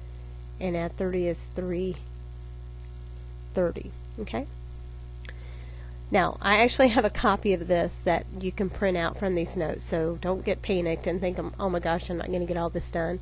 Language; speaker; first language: English; native; English